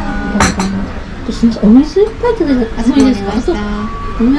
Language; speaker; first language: Japanese; native; Japanese